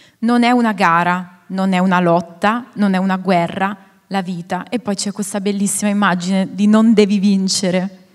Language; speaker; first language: Italian; native; Italian